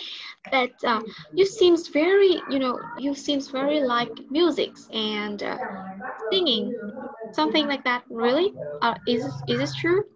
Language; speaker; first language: English; non-native, learner; Vietnamese